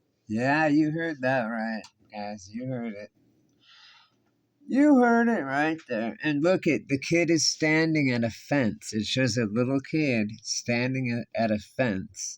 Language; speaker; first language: English; native; English